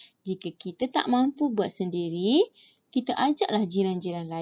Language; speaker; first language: Malay; native; Malay